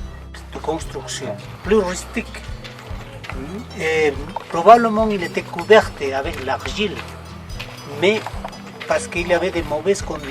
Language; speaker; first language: French; non-native, fluent; Spanish